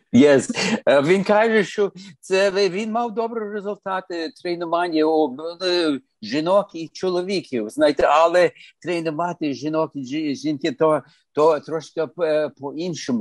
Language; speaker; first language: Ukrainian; early bilingual, heritage; Ukrainian